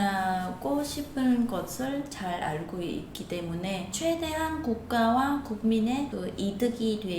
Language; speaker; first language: Korean; non-native, fluent; Vietnamese